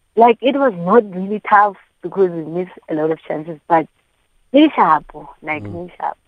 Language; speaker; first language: English; non-native, local second language; Xhosa